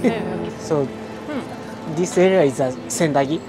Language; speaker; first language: English; non-native, learner; Japanese